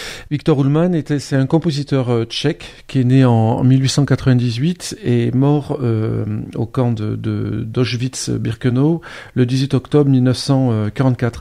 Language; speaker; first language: French; native; French